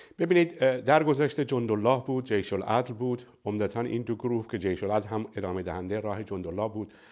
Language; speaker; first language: Persian; non-native, local second language; Baluchi